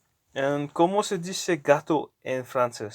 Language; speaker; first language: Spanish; non-native, learner; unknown